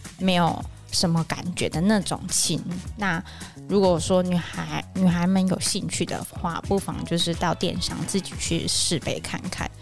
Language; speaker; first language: Chinese; native; Chinese